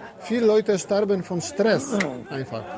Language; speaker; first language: German; non-native, learner; Polish